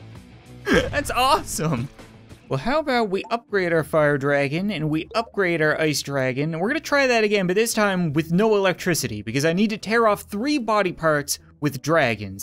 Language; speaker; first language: English; native; English